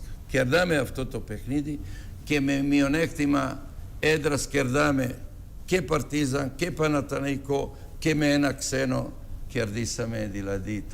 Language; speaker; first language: Greek; non-native, fluent; Serbian